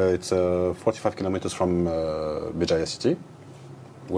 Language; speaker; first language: English; non-native, fluent; Arabic